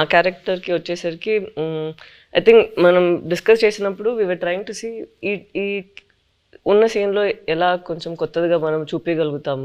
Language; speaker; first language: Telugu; non-native, fluent; Tamil